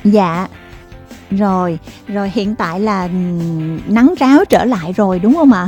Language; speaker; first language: Vietnamese; native; Vietnamese